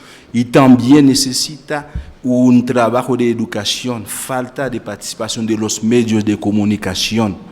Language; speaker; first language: Spanish; non-native, fluent; Haitian Creole